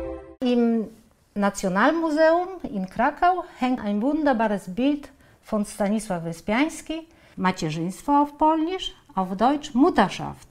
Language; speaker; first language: German; non-native, fluent; Polish